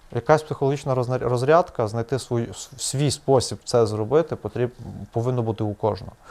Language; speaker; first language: Ukrainian; native; Ukrainian